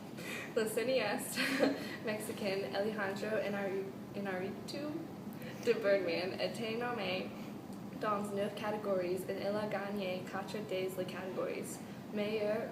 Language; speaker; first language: French; non-native, learner; English